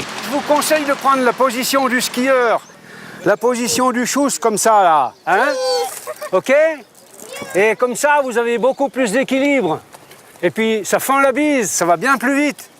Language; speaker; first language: French; native; French